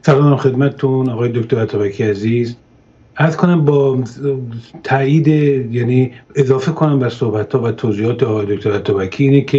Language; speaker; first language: Persian; native; Persian